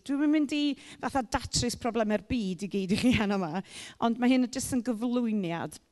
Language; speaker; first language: Welsh; native; Welsh